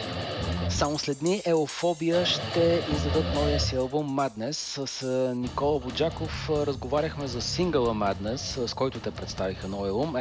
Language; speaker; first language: Bulgarian; native; Bulgarian